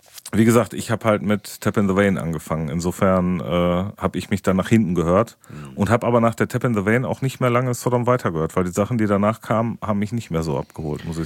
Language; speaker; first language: German; native; German